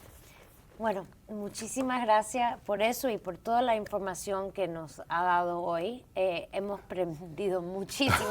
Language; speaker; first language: Spanish; early bilingual, heritage; English